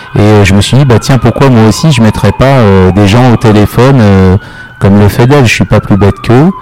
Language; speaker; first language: French; native; French